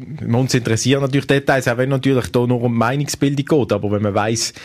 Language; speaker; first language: German; native; German